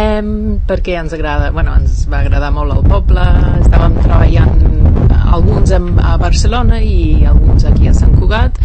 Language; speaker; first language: Catalan; non-native, fluent; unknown